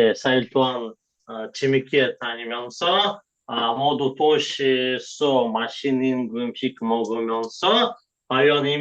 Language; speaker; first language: Korean; non-native, learner; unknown